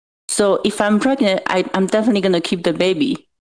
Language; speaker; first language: English; non-native, fluent; Chinese